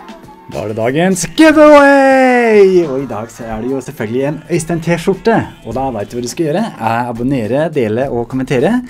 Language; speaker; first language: Norwegian; native; Norwegian